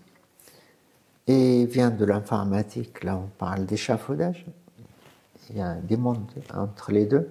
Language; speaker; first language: French; non-native, fluent; Arabic